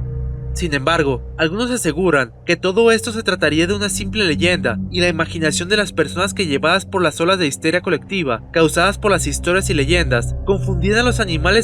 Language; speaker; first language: Spanish; native; Spanish